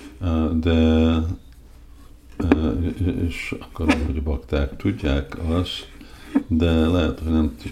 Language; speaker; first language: Hungarian; early bilingual, heritage; Hungarian